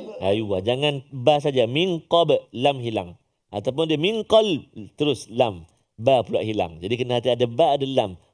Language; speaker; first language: Malay; native; Malay